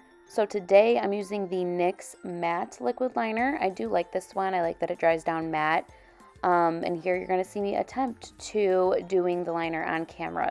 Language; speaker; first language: English; native; English